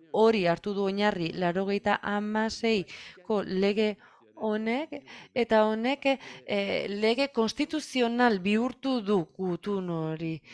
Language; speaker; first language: Basque; non-native, fluent; French